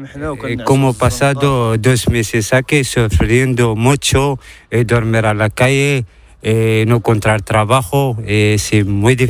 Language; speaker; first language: Spanish; non-native, learner; Arabic